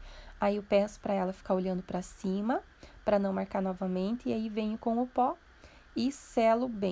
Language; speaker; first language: Portuguese; native; Portuguese